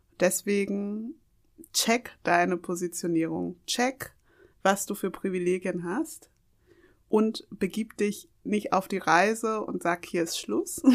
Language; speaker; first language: German; early bilingual, other home language; Yoruba